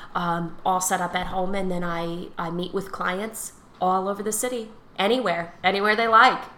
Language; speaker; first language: English; native; English